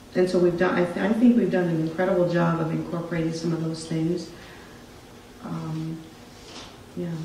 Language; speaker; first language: English; native; English